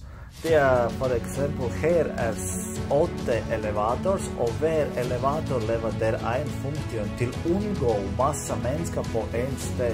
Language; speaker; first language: Swedish; non-native, learner; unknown